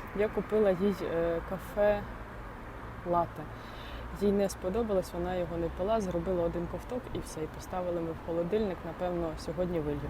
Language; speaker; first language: Ukrainian; non-native, local second language; Russian